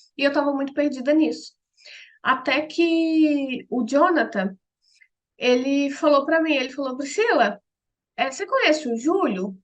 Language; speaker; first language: Portuguese; native; Portuguese